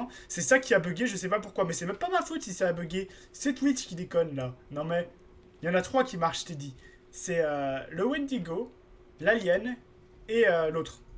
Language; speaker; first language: French; native; French